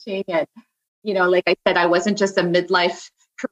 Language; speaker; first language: English; native; English